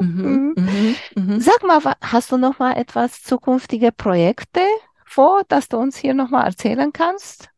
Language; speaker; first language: German; non-native, learner; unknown